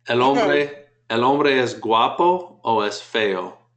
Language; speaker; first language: Spanish; non-native, fluent; English